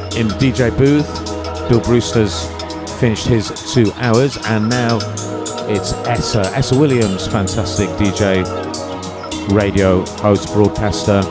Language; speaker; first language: English; native; English